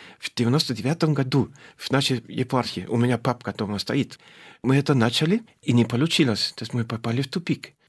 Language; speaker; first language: Russian; non-native, fluent; German